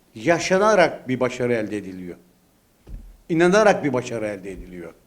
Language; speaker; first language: Turkish; native; Turkish